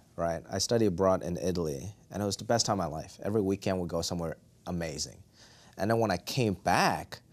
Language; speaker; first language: English; non-native, local second language; Cantonese